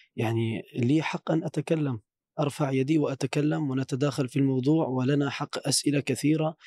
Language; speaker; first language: Arabic; non-native, fluent; Turkish